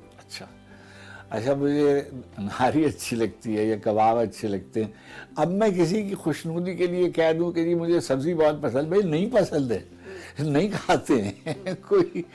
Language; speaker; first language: Urdu; native; Urdu